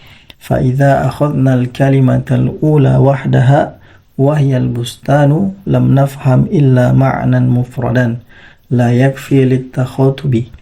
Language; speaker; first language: Arabic; non-native, fluent; Indonesian